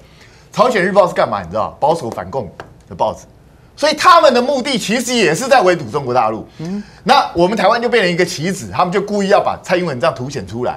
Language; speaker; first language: Chinese; native; Chinese